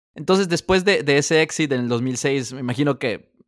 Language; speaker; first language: Spanish; native; Spanish